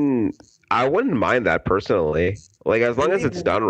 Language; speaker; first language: English; native; English